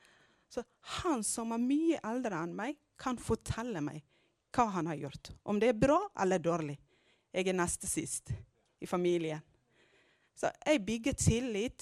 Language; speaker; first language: Norwegian; non-native, fluent; Amharic